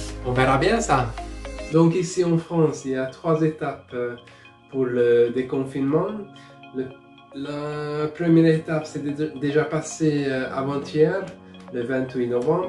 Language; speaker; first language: French; non-native, fluent; Hungarian